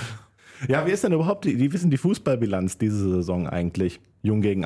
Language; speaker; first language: German; native; German